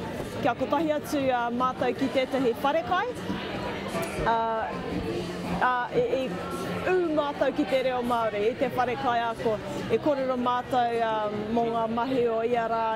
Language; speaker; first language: Māori; non-native, local second language; English